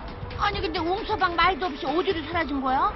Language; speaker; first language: Korean; native; Korean